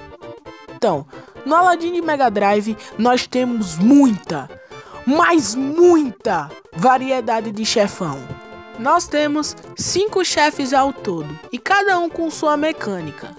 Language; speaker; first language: Portuguese; native; Portuguese